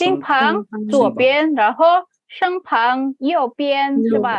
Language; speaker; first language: Chinese; non-native, fluent; Indonesian